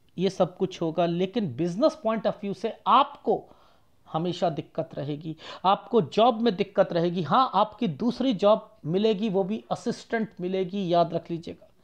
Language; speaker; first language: Hindi; native; Hindi